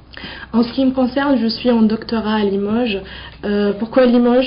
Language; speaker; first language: French; non-native, local second language; Arabic